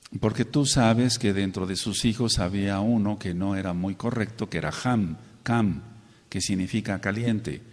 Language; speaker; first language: Spanish; native; Spanish